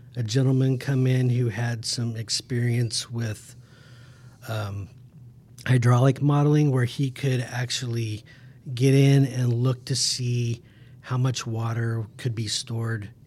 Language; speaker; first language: English; native; English